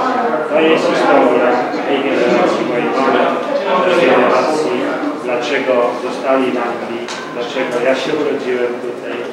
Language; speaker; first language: Polish; early bilingual, heritage; Polish